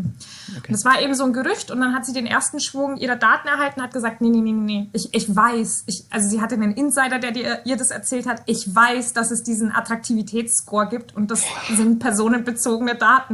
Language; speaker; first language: German; native; German